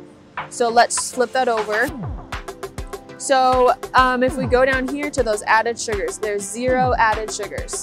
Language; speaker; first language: English; native; English